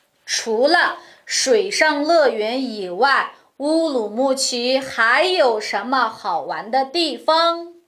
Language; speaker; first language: Chinese; non-native, local second language; Uyghur